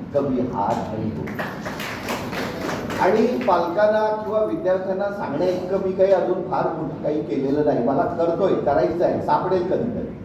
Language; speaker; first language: Marathi; native; Marathi